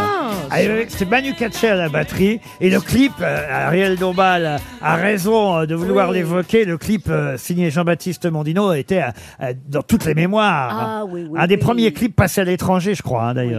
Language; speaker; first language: French; native; French